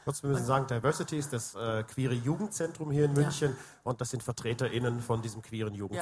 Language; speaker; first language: German; native; German